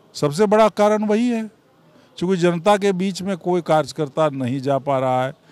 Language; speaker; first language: Hindi; native; Hindi